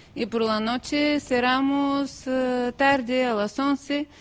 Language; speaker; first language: Spanish; non-native, fluent; Bulgarian